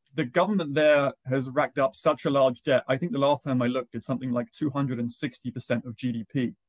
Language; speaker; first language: English; native; English